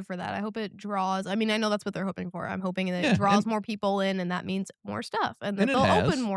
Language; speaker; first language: English; native; English